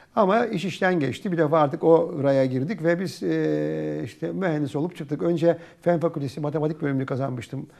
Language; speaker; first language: Turkish; native; Turkish